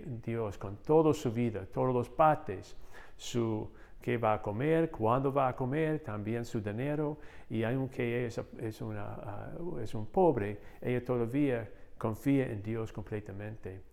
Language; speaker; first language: Spanish; non-native, fluent; English